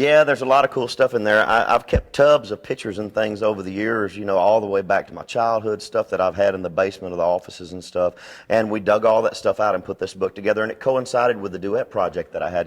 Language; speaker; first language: English; native; English